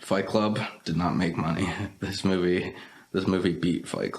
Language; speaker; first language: English; native; English